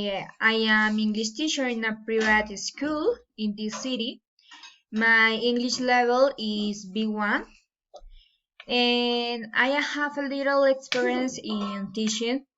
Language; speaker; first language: English; non-native, learner; Spanish